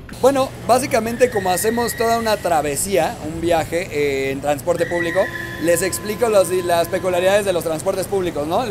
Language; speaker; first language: Spanish; native; Spanish